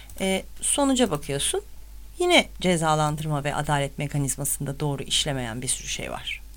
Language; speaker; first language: Turkish; native; Turkish